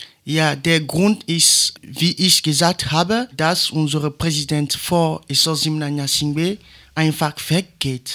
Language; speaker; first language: German; non-native, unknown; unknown